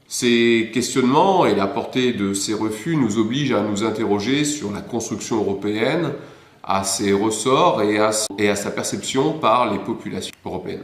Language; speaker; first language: French; native; French